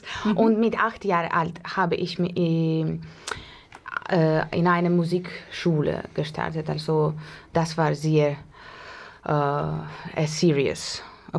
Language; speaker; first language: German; non-native, learner; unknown